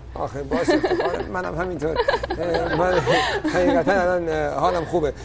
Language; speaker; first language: Persian; early bilingual, heritage; Persian